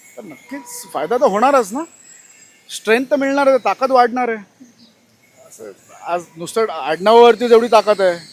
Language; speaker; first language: Marathi; non-native, local second language; Gujarati